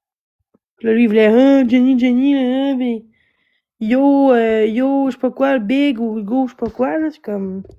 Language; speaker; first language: French; native; French